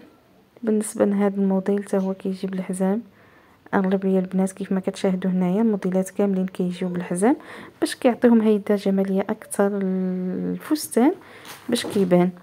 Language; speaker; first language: Arabic; native; Arabic